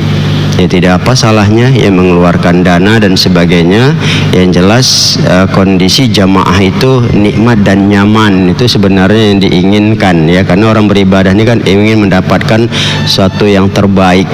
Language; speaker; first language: Indonesian; native; Indonesian